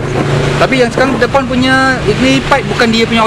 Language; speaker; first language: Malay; non-native, local second language; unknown